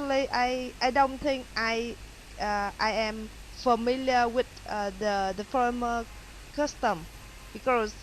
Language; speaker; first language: English; non-native, learner; Vietnamese